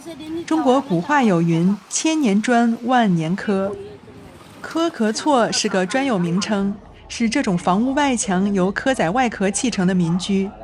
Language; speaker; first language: Chinese; native; Chinese